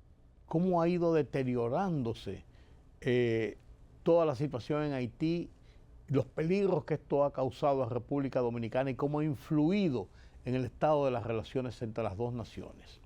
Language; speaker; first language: Spanish; native; Spanish